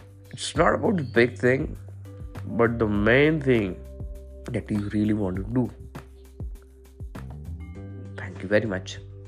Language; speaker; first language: English; non-native, local second language; Marathi